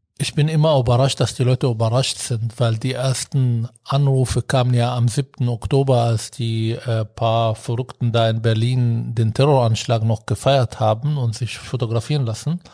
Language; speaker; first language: German; non-native, fluent; Arabic